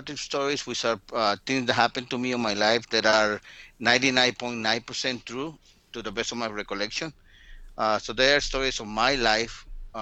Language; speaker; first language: English; early bilingual, other home language; Spanish